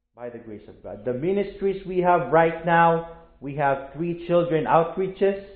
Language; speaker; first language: English; non-native, local second language; Filipino